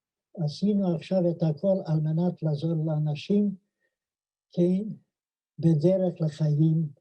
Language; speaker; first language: Hebrew; non-native, fluent; Yiddish